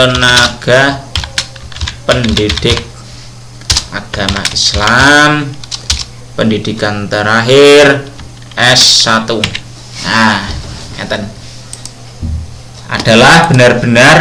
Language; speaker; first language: Indonesian; non-native, local second language; Javanese